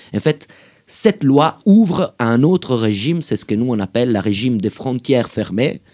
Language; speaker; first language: French; native; French